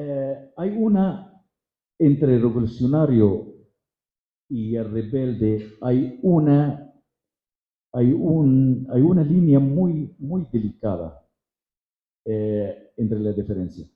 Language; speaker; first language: Spanish; non-native, fluent; Arabic